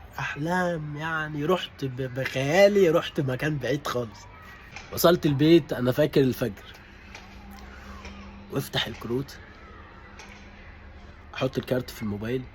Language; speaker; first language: Arabic; native; Arabic